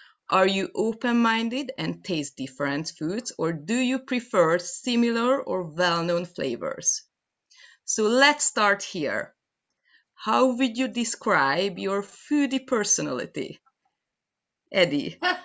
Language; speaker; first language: English; non-native, fluent; Hungarian